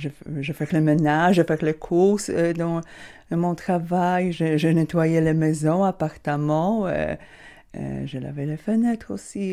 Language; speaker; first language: French; non-native, learner; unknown